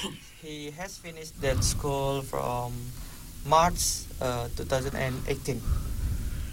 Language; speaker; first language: English; non-native, learner; Indonesian